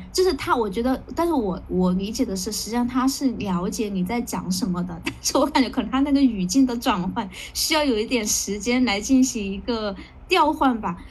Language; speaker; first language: Chinese; native; Chinese